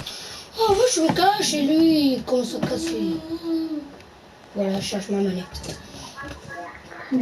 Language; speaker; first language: French; native; French